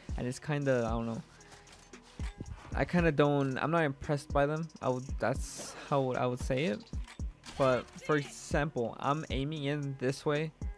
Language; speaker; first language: English; early bilingual, other home language; Spanish